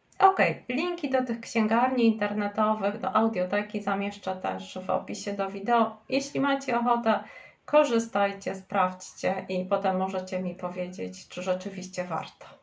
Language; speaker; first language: Polish; native; Polish